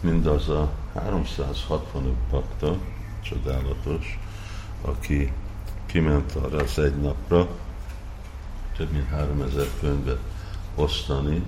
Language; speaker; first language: Hungarian; non-native, fluent; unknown